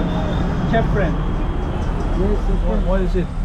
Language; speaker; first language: English; non-native, learner; Turkish